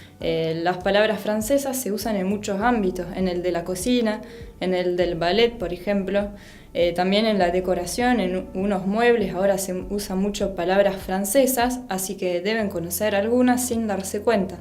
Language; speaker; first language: Spanish; non-native, fluent; French